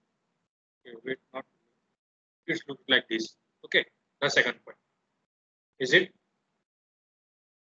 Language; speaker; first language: English; non-native, local second language; Gujarati